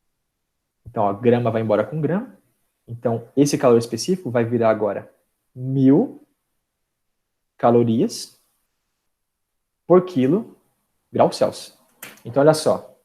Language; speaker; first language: Portuguese; native; Portuguese